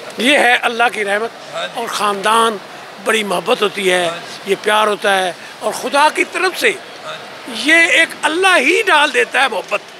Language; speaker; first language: Urdu; non-native, local second language; Punjabi